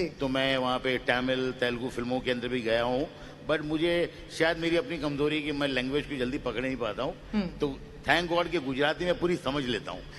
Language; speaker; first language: Hindi; native; Hindi